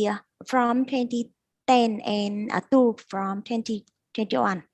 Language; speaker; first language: English; non-native, learner; Vietnamese